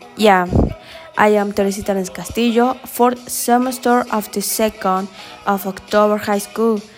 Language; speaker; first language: English; non-native, learner; Spanish